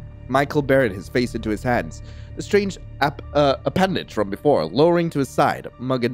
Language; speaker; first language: English; native; English